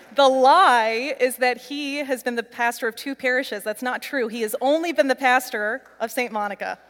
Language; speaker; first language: English; native; English